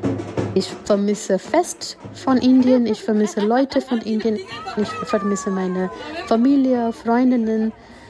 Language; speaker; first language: German; non-native, learner; Gujarati